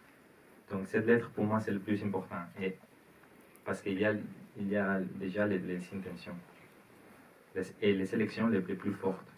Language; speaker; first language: French; non-native, learner; Spanish